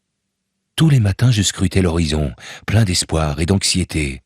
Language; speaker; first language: French; native; French